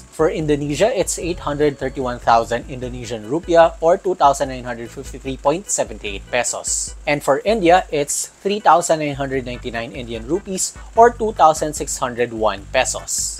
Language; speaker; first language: English; non-native, local second language; Filipino